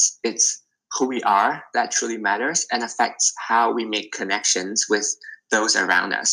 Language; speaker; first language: English; non-native, local second language; Cantonese